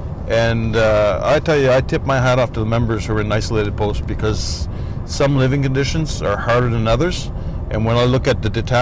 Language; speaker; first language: English; non-native, local second language; French